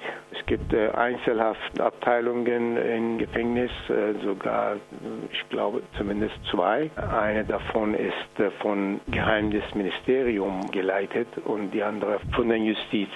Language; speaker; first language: German; non-native, fluent; Persian